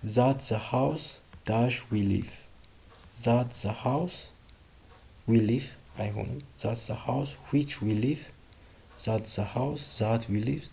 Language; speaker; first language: English; non-native, local second language; Amharic